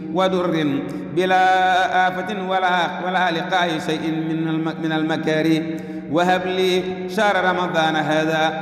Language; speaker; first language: Arabic; non-native, fluent; Wolof